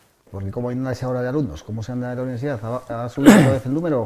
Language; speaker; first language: Spanish; native; Spanish